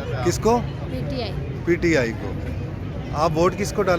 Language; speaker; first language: Urdu; non-native, local second language; Punjabi